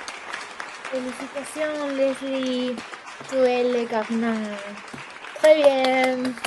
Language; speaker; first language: French; non-native, learner; Spanish